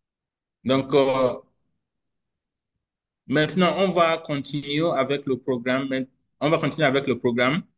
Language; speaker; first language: French; non-native, learner; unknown